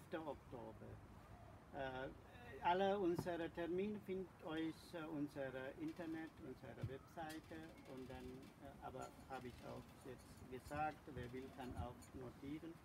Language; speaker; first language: German; non-native, learner; Sinhala